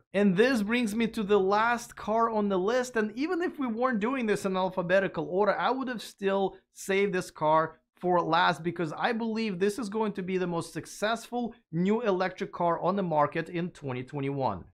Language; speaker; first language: English; non-native, fluent; Russian